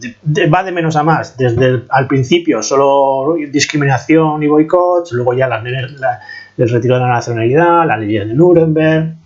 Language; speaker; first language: Spanish; native; Spanish